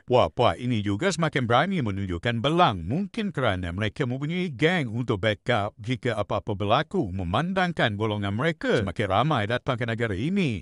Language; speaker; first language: Malay; native; Malay